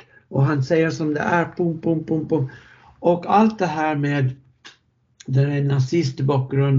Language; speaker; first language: Swedish; non-native, fluent; English